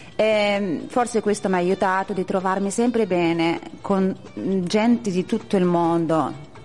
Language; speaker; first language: Italian; non-native, fluent; Arabic